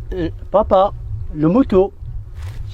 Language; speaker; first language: French; non-native, learner; Central Atlas Tamazight